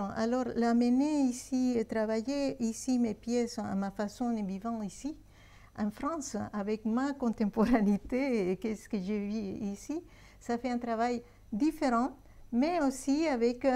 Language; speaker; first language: French; non-native, fluent; Spanish